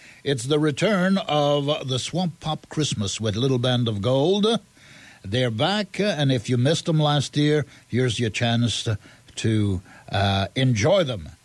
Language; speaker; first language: English; early bilingual, other home language; French